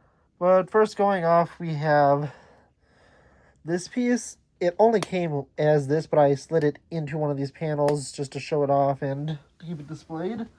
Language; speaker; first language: English; native; English